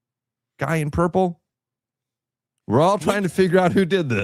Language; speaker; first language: English; native; English